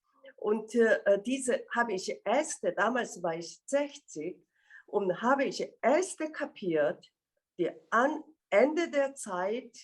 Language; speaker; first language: German; non-native, fluent; Korean